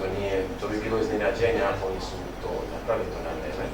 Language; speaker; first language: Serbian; non-native, local second language; Albanian